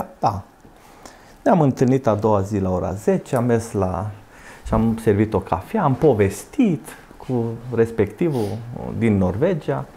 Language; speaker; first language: Romanian; native; Romanian